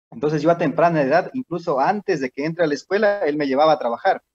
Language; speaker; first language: Spanish; native; Spanish